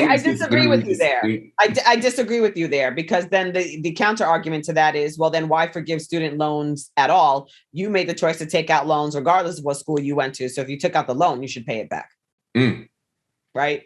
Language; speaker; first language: English; native; English